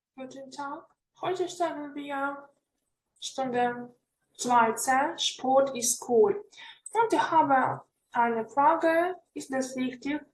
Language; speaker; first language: German; non-native, fluent; Ukrainian